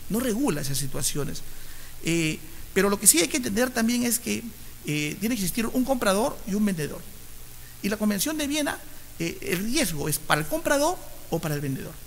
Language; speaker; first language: Spanish; native; Spanish